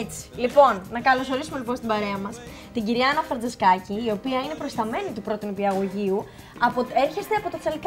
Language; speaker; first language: Greek; native; Greek